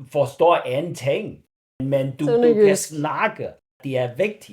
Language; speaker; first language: Danish; non-native, learner; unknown